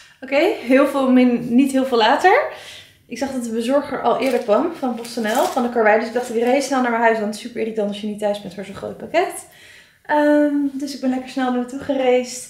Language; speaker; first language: Dutch; native; Dutch